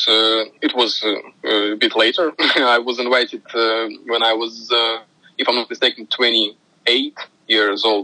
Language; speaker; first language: English; non-native, fluent; Russian